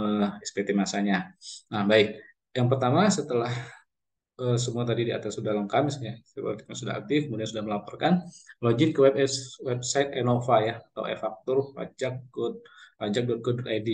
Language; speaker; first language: Indonesian; native; Indonesian